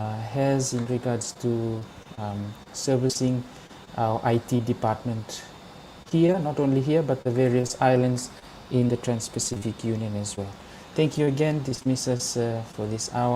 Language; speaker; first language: English; non-native, local second language; Fijian